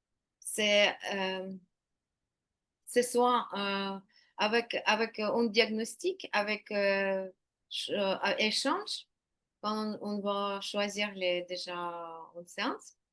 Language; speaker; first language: French; non-native, learner; Ukrainian